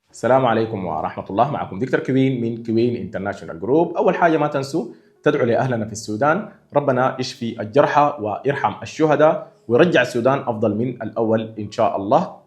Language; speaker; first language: Arabic; native; Arabic